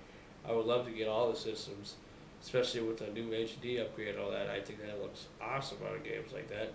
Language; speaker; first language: English; native; English